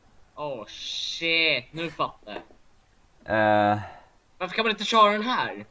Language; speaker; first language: Swedish; native; Swedish